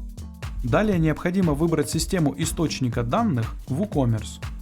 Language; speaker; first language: Russian; native; Russian